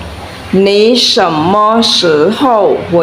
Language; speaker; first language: Chinese; non-native, fluent; Khmer